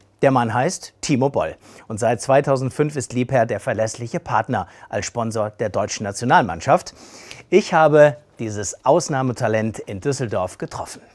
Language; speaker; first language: German; native; German